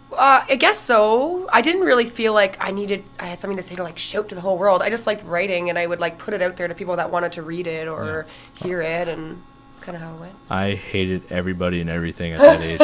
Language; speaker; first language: English; native; English